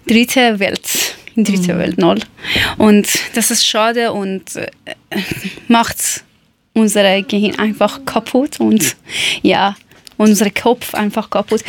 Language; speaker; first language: German; non-native, learner; Persian